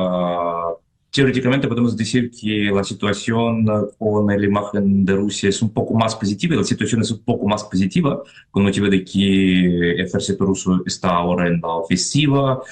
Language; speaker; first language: Spanish; non-native, fluent; Russian